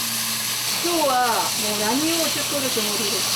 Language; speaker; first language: Japanese; non-native, learner; Korean